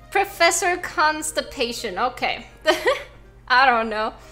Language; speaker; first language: English; non-native, fluent; Norwegian